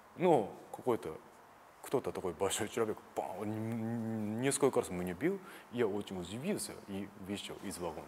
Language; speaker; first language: Russian; non-native, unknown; Japanese